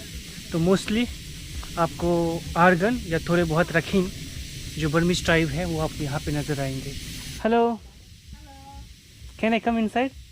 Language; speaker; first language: Hindi; native; Hindi